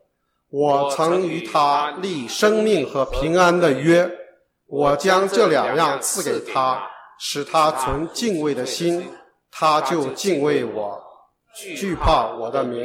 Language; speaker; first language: Chinese; native; Chinese